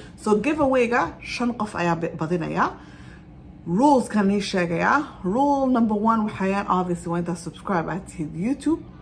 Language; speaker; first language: Somali; early bilingual, heritage; Somali